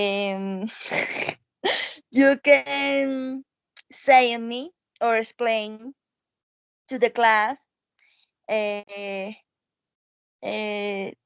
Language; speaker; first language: English; non-native, learner; Spanish